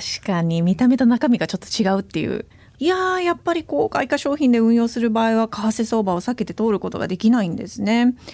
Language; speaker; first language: Japanese; early bilingual, heritage; Japanese